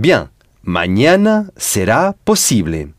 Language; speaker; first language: Spanish; non-native, fluent; French